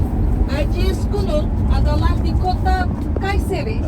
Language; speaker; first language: Indonesian; non-native, learner; Turkish